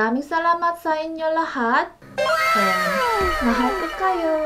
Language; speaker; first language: Filipino; non-native, learner; Korean